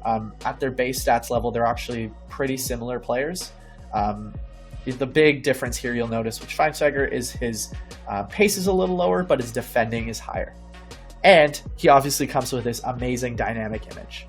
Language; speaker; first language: English; native; English